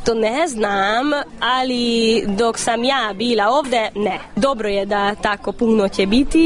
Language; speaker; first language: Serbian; non-native, local second language; Hungarian